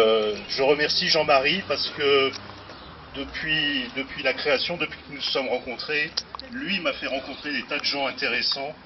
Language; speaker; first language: French; native; French